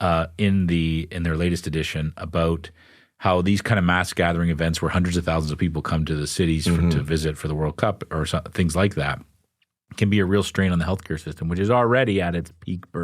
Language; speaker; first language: English; native; English